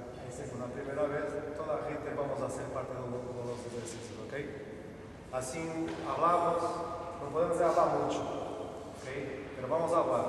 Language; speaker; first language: Spanish; non-native, learner; Portuguese